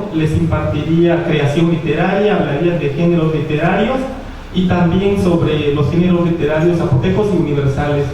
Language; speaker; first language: Spanish; non-native, local second language; Zapotec